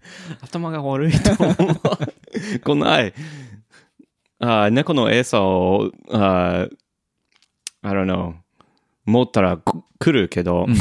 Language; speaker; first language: Japanese; non-native, learner; English